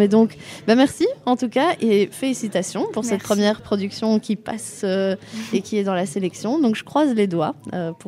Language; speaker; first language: French; native; French